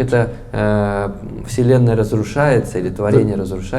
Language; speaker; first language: Russian; native; Russian